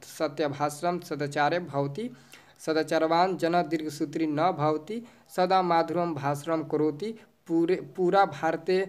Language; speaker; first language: Hindi; native; Hindi